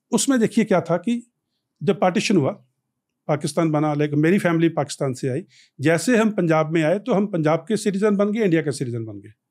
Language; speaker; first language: Hindi; non-native, local second language; Punjabi